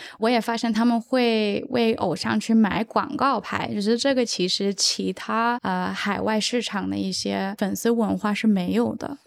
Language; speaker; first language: Chinese; early bilingual, heritage; Chinese